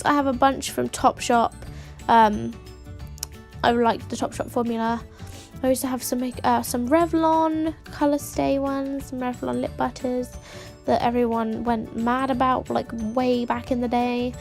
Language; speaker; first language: English; native; English